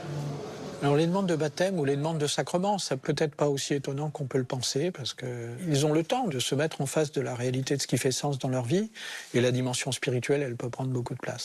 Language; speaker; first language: French; native; French